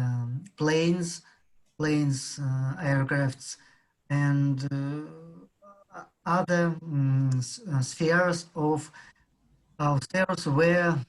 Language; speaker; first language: English; non-native, learner; Russian